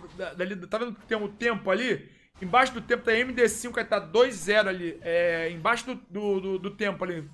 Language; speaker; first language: Portuguese; native; Portuguese